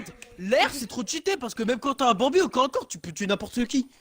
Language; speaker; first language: French; native; French